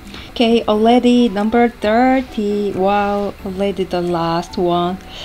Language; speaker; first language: English; non-native, fluent; Korean